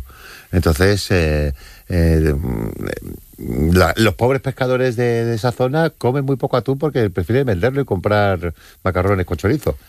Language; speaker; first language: Spanish; native; Spanish